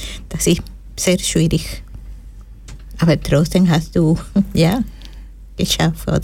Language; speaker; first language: German; non-native, learner; Spanish